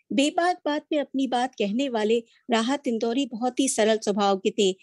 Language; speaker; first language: Hindi; native; Hindi